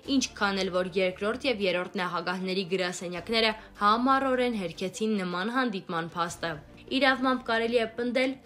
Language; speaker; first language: Armenian; native; Armenian